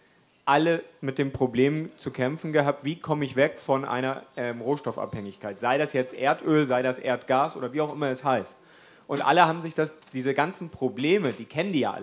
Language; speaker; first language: German; native; German